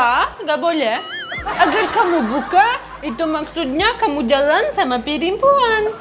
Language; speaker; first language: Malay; non-native, learner; Russian